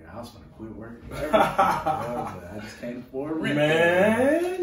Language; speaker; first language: English; native; English